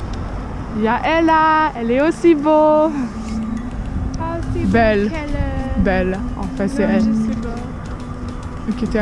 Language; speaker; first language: French; non-native, learner; German